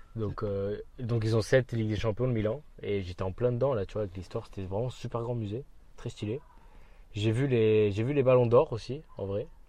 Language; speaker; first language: French; native; French